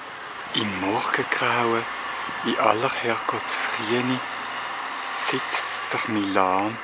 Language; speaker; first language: German; native; German